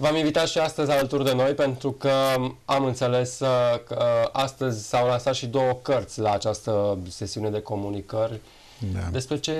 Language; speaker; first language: Romanian; native; Romanian